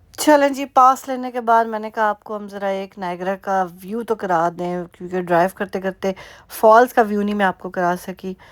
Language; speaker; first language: Urdu; native; Urdu